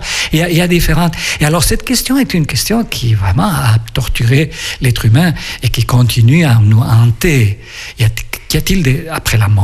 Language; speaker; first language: French; non-native, fluent; Spanish